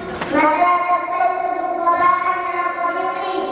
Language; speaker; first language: Arabic; non-native, learner; Urdu